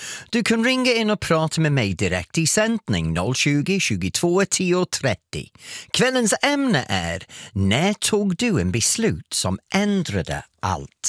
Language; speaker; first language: Swedish; non-native, fluent; English